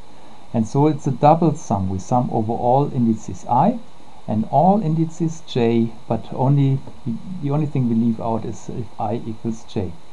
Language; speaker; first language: English; non-native, fluent; German